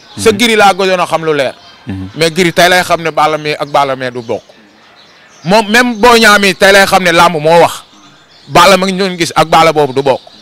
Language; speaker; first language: Wolof; native; Wolof